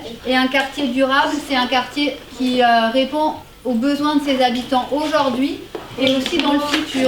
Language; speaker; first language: French; native; French